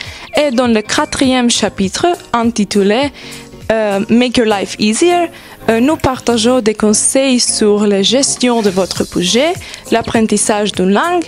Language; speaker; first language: French; non-native, fluent; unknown